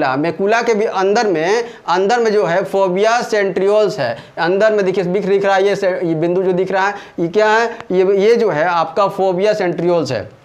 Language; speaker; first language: Hindi; native; Hindi